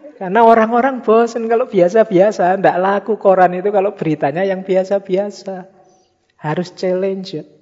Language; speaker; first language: Indonesian; native; Indonesian